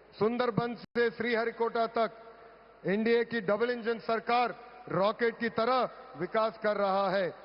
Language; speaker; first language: Hindi; non-native, local second language; Telugu